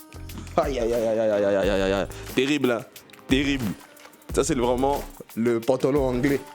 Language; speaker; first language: French; native; French